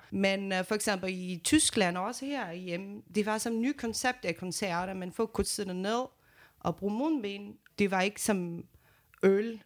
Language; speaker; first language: Danish; non-native, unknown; Portuguese